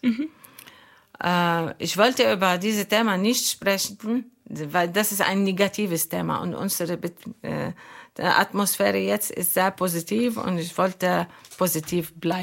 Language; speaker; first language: German; non-native, learner; Arabic